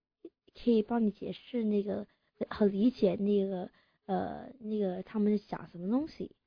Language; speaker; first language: Chinese; early bilingual, heritage; English